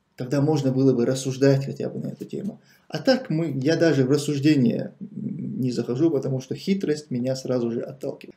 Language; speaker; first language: Russian; non-native, local second language; Chechen